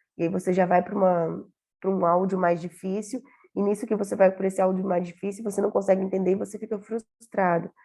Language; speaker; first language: Portuguese; native; Portuguese